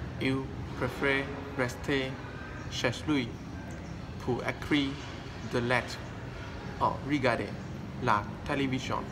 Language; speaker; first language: French; non-native, learner; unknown